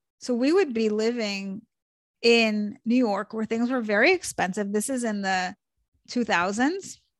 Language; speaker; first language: English; early bilingual, other home language; Hebrew